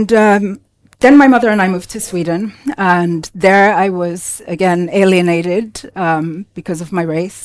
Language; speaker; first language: English; non-native, local second language; Finnish